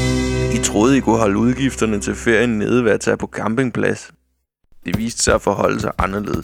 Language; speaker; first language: Danish; native; Danish